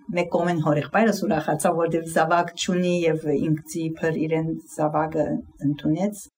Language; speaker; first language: Armenian; early bilingual, heritage; Armenian